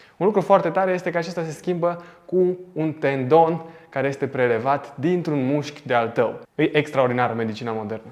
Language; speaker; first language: Romanian; native; Romanian